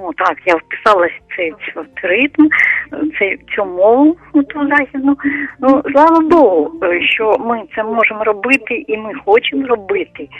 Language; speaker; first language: Ukrainian; non-native, local second language; Russian